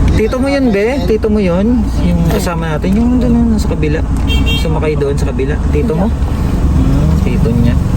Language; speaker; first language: Filipino; native; Filipino